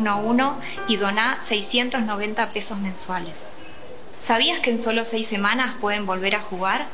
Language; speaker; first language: Spanish; native; Spanish